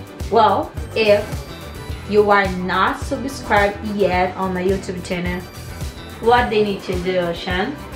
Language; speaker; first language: English; non-native, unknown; Portuguese